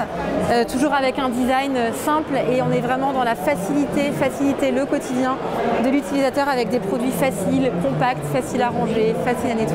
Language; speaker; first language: French; native; French